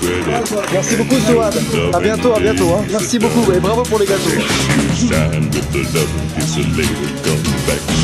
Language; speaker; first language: French; native; French